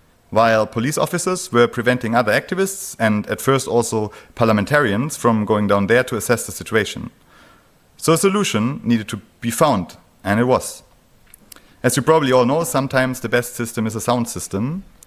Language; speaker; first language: English; non-native, fluent; German